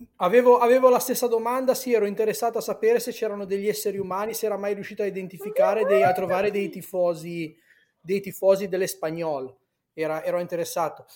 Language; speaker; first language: Italian; native; Italian